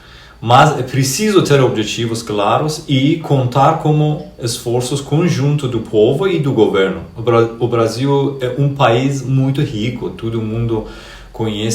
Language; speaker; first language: Portuguese; non-native, fluent; Persian